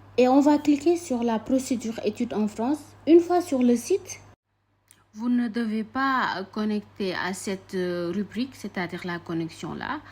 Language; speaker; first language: French; non-native, local second language; Wolof